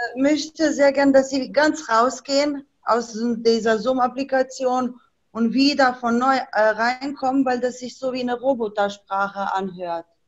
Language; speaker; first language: German; non-native, fluent; Bosnian